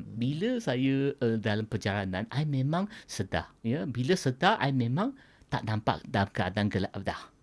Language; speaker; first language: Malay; non-native, local second language; Chinese